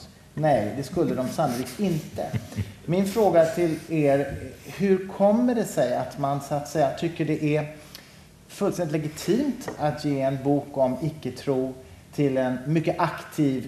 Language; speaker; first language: Swedish; native; Swedish